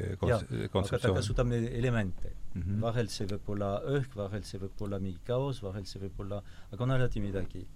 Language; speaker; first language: Estonian; non-native, fluent; French